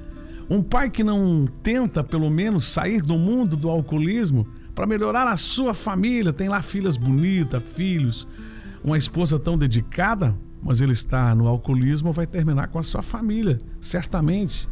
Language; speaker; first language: Portuguese; native; Portuguese